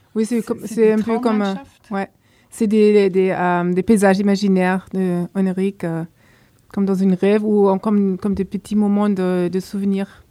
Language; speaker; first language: French; non-native, fluent; German